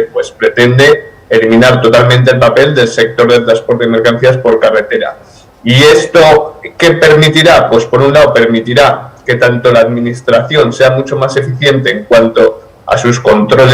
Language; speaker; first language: Spanish; native; Spanish